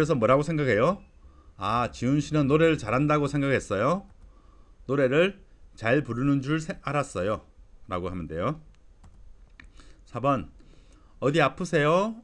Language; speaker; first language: Korean; native; Korean